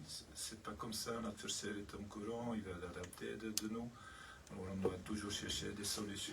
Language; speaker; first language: French; non-native, learner; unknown